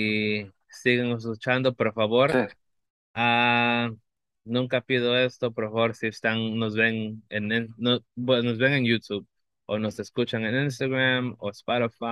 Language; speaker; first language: Spanish; early bilingual, heritage; Spanish